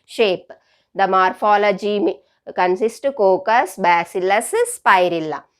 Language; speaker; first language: English; non-native, local second language; Telugu